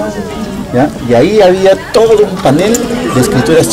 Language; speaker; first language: Spanish; native; Spanish